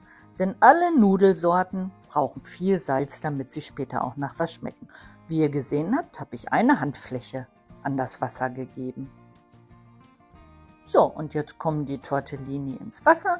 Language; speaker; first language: German; native; German